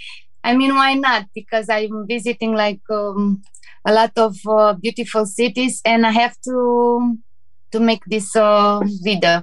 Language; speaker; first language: English; non-native, learner; Romanian